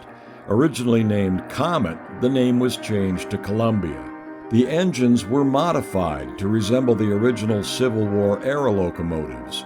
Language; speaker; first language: English; native; English